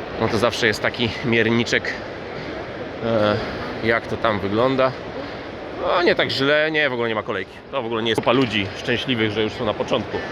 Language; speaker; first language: Polish; native; Polish